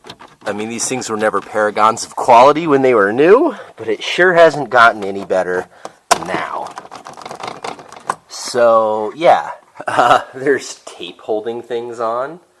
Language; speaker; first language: English; native; English